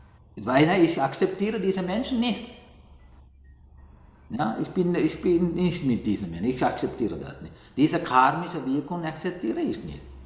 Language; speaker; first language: German; non-native, learner; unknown